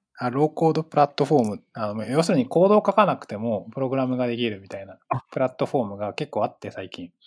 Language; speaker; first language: Japanese; native; Japanese